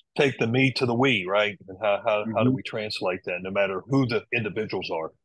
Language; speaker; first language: English; native; English